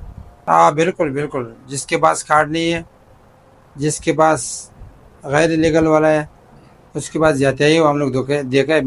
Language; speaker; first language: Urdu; non-native, fluent; Pashto